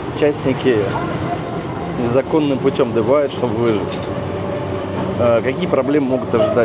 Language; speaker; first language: Russian; native; Russian